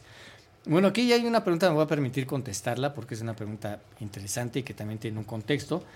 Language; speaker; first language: Spanish; native; Spanish